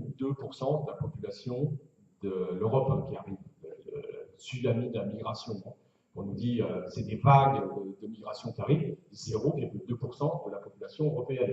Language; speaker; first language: French; native; French